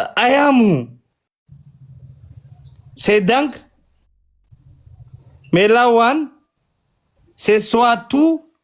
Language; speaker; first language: Indonesian; non-native, learner; Oromo